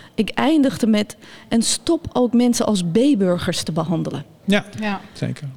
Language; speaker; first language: Dutch; early bilingual, other home language; Turkish